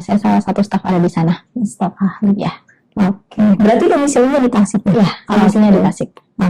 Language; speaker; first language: Indonesian; native; Indonesian